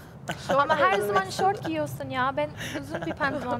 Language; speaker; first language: Turkish; non-native, learner; English